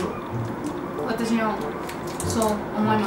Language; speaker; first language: Japanese; non-native, learner; Spanish